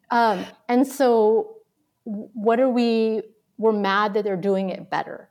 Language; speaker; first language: English; early bilingual, other home language; Vietnamese